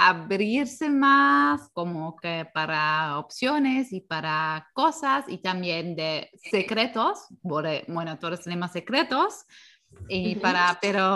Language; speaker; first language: Spanish; non-native, fluent; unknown